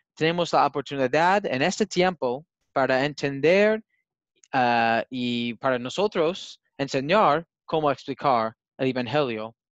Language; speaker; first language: Spanish; non-native, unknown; English